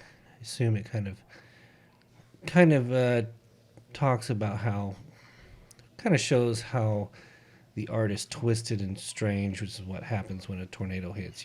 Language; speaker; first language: English; native; English